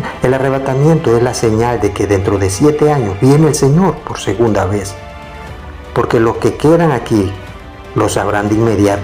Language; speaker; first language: Spanish; native; Spanish